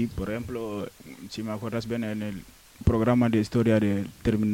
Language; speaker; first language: Spanish; non-native, learner; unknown